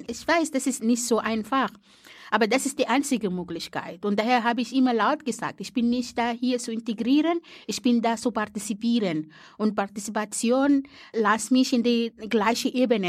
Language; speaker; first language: German; non-native, fluent; Arabic